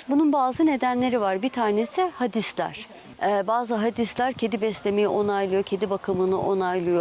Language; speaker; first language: Turkish; native; Turkish